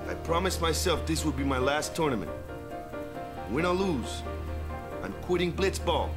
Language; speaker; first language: English; native; English